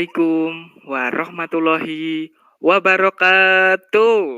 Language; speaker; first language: Indonesian; native; Indonesian